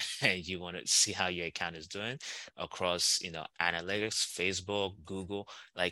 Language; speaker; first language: English; non-native, local second language; Igbo